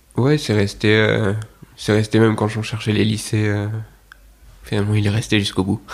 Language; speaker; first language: French; native; French